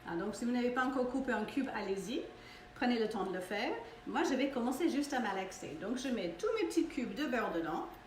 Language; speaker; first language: French; non-native, fluent; English